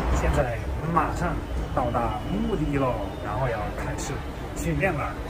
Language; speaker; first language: Chinese; non-native, fluent; German